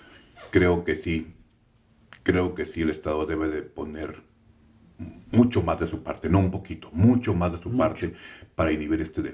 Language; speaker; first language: Spanish; native; Spanish